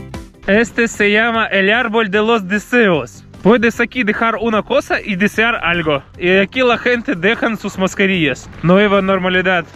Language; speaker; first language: Spanish; non-native, fluent; Russian